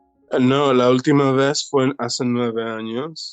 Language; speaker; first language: Spanish; early bilingual, heritage; Spanish